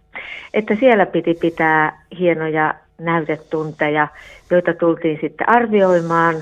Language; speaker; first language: Finnish; native; Finnish